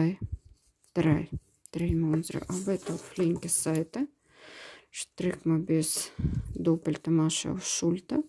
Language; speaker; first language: German; non-native, fluent; Russian